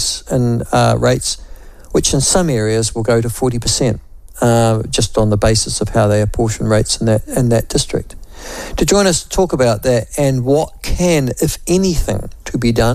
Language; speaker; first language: English; native; English